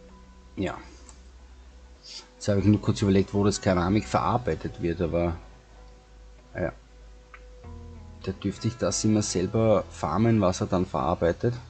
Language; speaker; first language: German; native; German